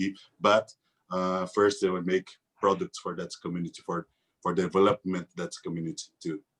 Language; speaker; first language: English; non-native, learner; Portuguese